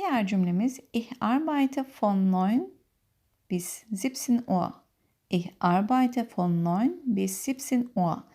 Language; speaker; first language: German; non-native, fluent; Turkish